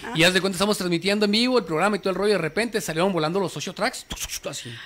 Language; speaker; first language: Spanish; native; Spanish